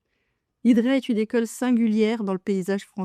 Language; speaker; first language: French; native; French